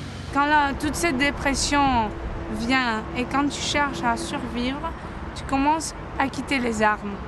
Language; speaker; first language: French; non-native, fluent; Greek